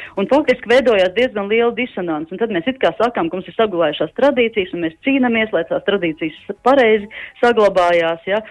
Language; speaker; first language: Latvian; native; Latvian